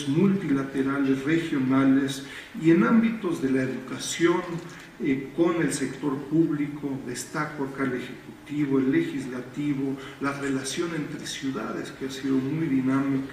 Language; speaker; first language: Spanish; native; Spanish